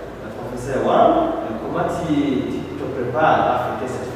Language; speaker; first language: French; non-native, local second language; Rundi